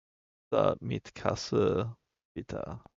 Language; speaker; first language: German; non-native, learner; English